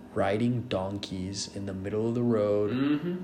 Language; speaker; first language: English; non-native, fluent; Spanish